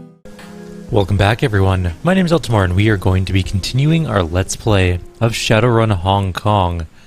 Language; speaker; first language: English; native; English